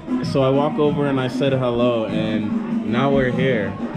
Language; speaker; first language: English; native; English